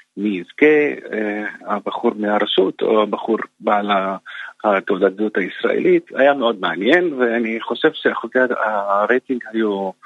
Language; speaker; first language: Hebrew; non-native, local second language; Arabic